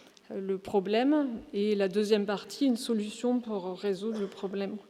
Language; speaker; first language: French; native; French